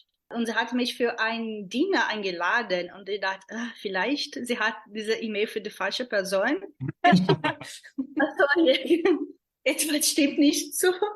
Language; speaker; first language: German; non-native, fluent; Portuguese